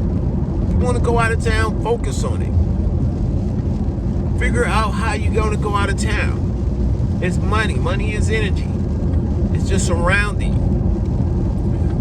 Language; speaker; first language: English; native; English